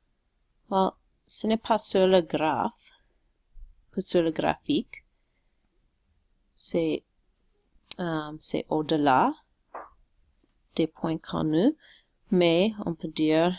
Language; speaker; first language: French; non-native, local second language; English